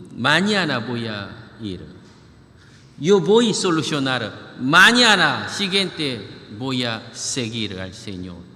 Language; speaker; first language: Spanish; non-native, learner; Korean